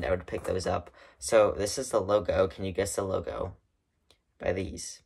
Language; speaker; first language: English; native; English